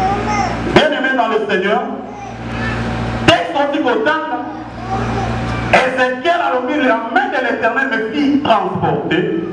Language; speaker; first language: French; non-native, local second language; Lingala